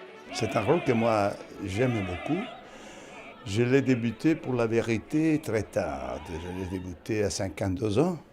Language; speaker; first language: French; non-native, fluent; Italian